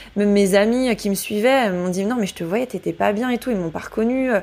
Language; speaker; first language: French; native; French